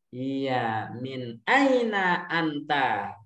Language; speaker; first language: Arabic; non-native, fluent; Indonesian